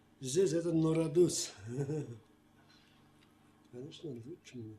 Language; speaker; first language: Russian; non-native, local second language; Armenian